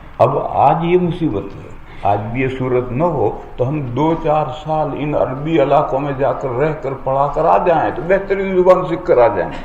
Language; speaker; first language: Urdu; non-native, local second language; Gujarati